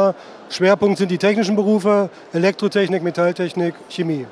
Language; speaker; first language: German; native; German